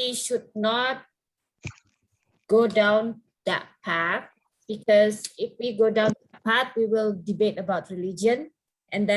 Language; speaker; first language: English; non-native, fluent; Indonesian